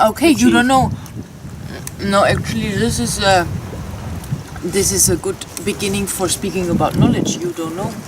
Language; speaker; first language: English; non-native, fluent; German